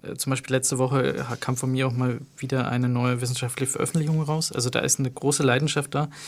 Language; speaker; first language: German; native; German